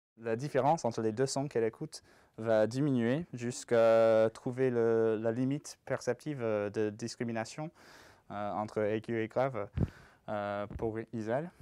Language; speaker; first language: French; non-native, fluent; English